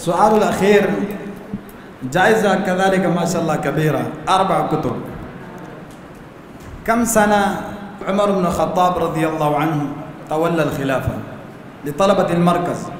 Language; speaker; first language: Arabic; non-native, fluent; Urdu